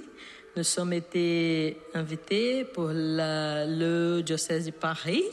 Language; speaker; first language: French; non-native, learner; Portuguese